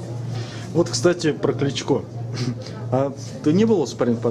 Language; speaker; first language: Russian; native; Russian